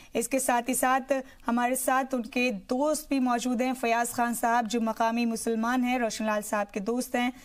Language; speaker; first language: Hindi; native; Hindi